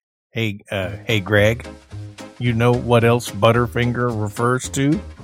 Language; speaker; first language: English; native; English